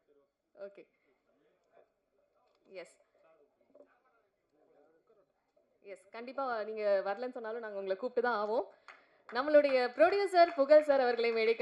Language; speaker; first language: Tamil; native; Tamil